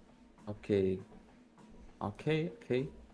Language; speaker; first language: English; non-native, learner; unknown